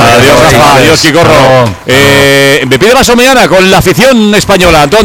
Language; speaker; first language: Spanish; native; Spanish